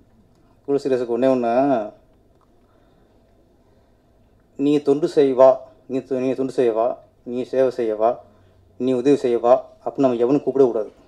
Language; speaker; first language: Tamil; native; Tamil